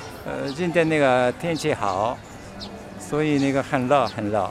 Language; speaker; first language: Chinese; non-native, learner; Japanese